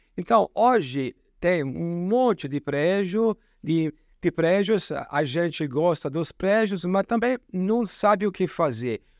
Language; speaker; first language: Portuguese; non-native, fluent; Italian